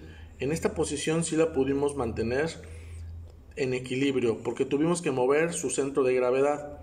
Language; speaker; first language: Spanish; native; Spanish